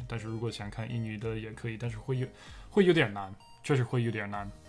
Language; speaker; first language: Chinese; non-native, fluent; English